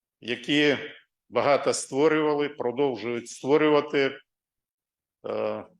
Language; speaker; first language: Ukrainian; non-native, local second language; Russian